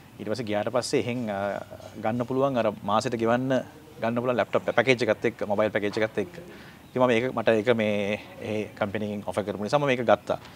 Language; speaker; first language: Sinhala; native; Sinhala